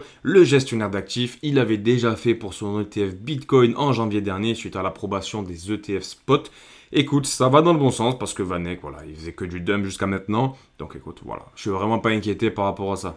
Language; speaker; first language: French; native; French